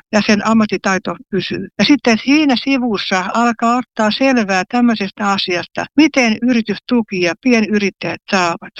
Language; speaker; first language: Finnish; native; Finnish